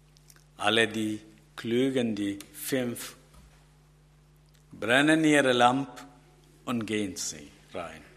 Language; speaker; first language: German; non-native, learner; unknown